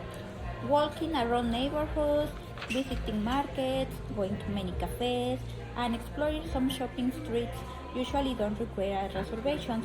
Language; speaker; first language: English; non-native, learner; Spanish